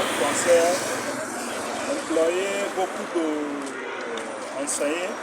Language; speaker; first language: French; non-native, learner; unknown